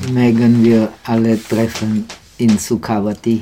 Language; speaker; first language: German; non-native, fluent; Czech